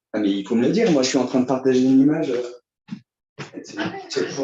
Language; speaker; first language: French; native; French